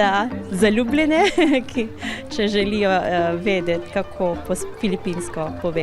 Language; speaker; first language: Slovenian; non-native, learner; Filipino